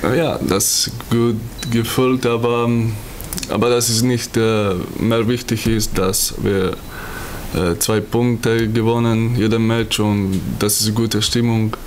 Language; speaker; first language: German; non-native, learner; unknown